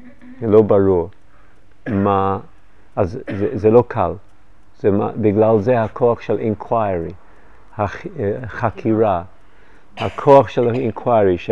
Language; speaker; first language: Hebrew; non-native, fluent; English